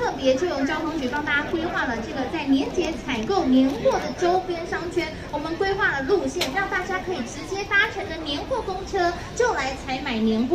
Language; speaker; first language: Chinese; native; Chinese